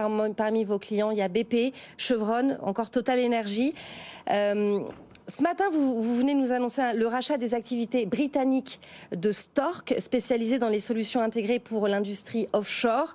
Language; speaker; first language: French; native; French